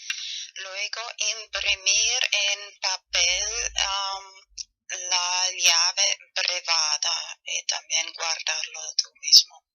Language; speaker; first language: Spanish; non-native, learner; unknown